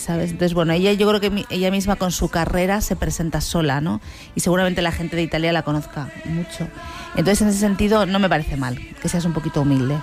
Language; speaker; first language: Spanish; native; Spanish